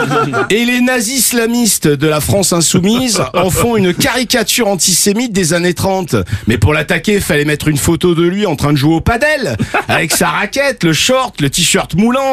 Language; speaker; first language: French; native; French